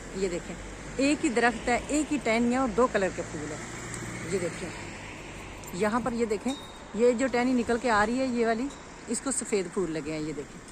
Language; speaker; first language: Urdu; native; Urdu